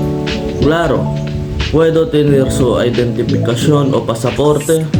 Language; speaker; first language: Spanish; non-native, learner; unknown